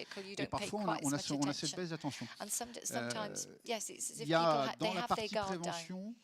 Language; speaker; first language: French; native; French